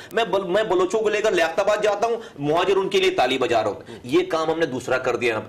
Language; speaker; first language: Urdu; native; Urdu